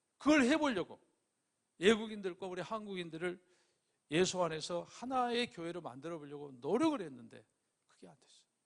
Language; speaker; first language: Korean; native; Korean